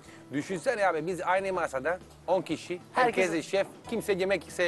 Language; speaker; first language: Turkish; non-native, learner; Italian